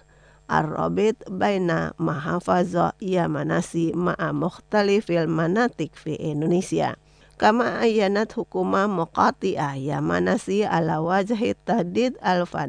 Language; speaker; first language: Arabic; non-native, fluent; Indonesian